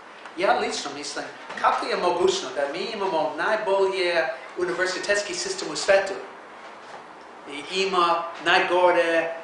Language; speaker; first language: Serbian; non-native, learner; English